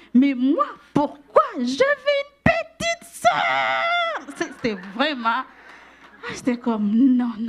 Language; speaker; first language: French; non-native, local second language; Rundi